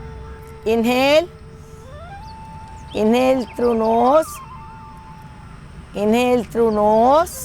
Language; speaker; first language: English; non-native, fluent; Kannada